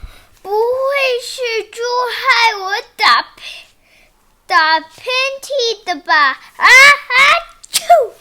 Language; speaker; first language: Chinese; early bilingual, heritage; Chinese